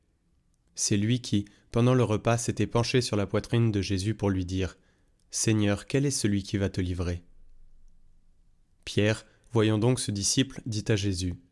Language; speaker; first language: French; native; French